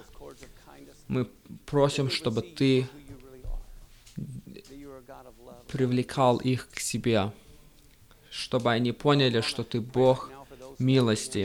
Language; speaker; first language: Russian; early bilingual, heritage; Russian